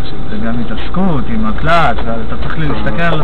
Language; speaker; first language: Hebrew; native; Hebrew